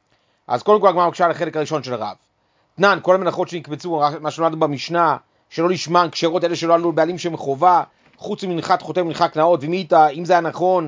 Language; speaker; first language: Hebrew; native; Hebrew